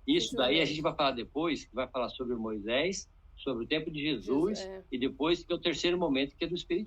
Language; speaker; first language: Portuguese; native; Portuguese